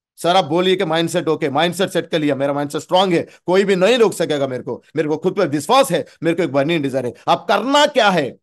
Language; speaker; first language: Hindi; non-native, local second language; Telugu